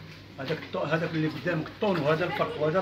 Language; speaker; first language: Arabic; native; Arabic